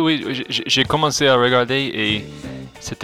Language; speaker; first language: French; non-native, fluent; English